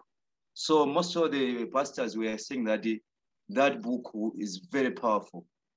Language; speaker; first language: English; non-native, local second language; Nyanja